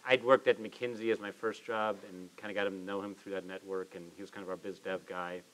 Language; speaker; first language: English; native; English